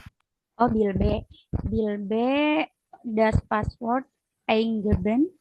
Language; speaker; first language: German; non-native, learner; Indonesian